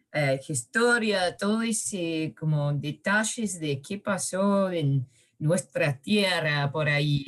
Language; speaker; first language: Spanish; early bilingual, heritage; Spanish